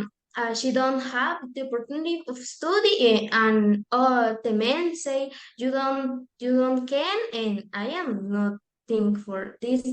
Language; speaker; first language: English; non-native, learner; Spanish